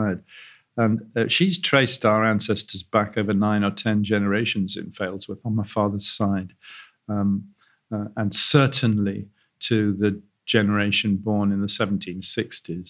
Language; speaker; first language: English; native; English